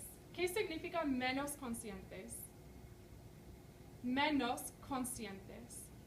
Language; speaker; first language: Spanish; non-native, fluent; English